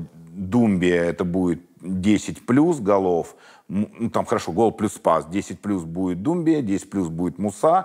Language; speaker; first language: Russian; native; Russian